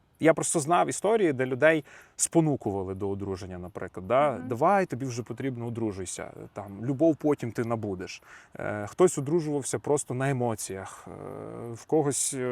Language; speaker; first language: Ukrainian; native; Ukrainian